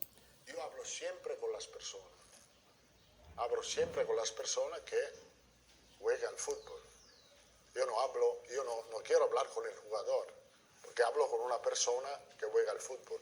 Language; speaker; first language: Spanish; non-native, fluent; Italian